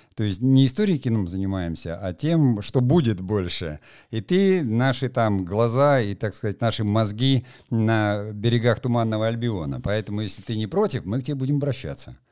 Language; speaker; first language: Russian; native; Russian